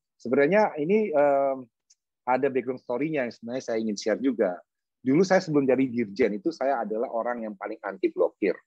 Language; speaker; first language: Indonesian; native; Indonesian